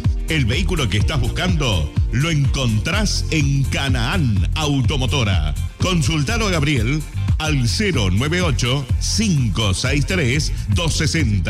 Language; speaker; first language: Spanish; native; Spanish